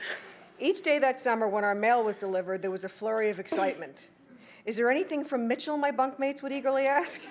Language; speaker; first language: English; native; English